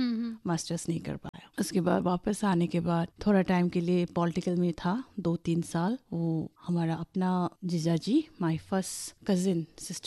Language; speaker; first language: Hindi; non-native, local second language; Bangla